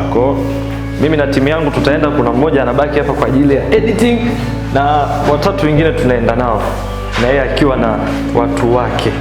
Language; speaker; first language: Swahili; native; Swahili